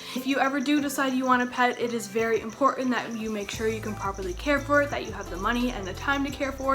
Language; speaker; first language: English; native; English